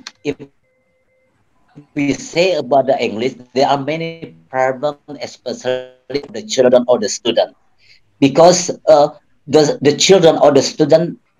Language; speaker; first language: English; non-native, learner; Indonesian